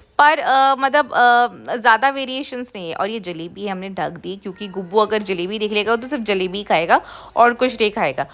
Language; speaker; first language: Hindi; non-native, local second language; Bangla